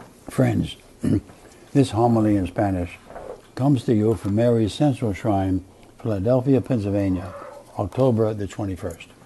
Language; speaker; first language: English; native; English